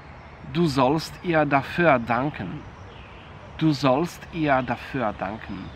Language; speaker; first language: German; non-native, fluent; Polish